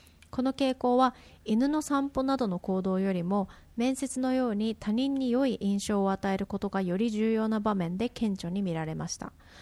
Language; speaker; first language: Japanese; early bilingual, heritage; Japanese